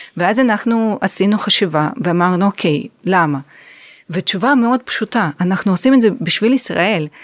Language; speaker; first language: Hebrew; non-native, fluent; Russian